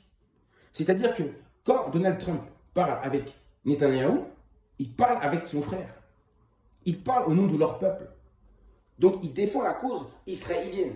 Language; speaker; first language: French; non-native, local second language; Kongo